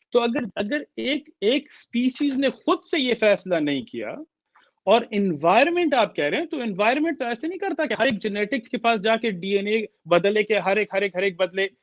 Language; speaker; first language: Urdu; early bilingual, heritage; Urdu